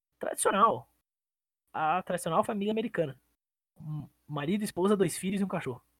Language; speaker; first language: Portuguese; native; Portuguese